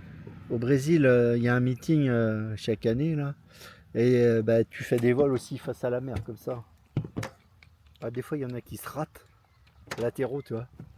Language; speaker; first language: French; native; French